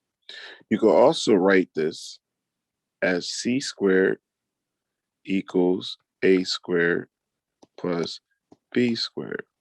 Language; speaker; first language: English; native; English